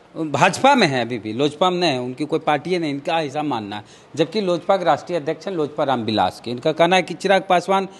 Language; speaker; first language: Hindi; native; Hindi